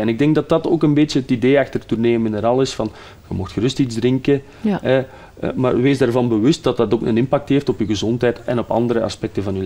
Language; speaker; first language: Dutch; native; Dutch